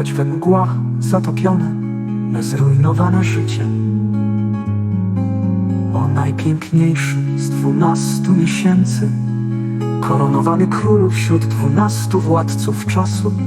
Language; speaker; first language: Polish; native; Polish